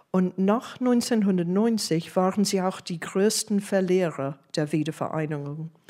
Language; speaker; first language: German; non-native, fluent; English